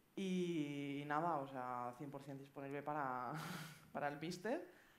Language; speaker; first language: Spanish; native; Spanish